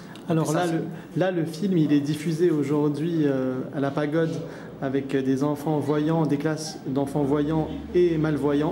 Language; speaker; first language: French; native; French